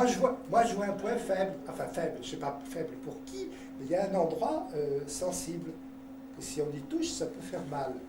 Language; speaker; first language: French; native; French